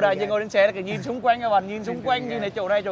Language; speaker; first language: Vietnamese; native; Vietnamese